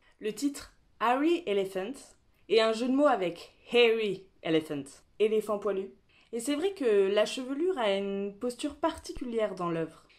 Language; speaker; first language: French; native; French